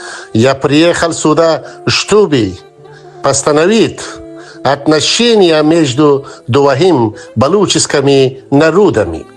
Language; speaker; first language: Russian; non-native, learner; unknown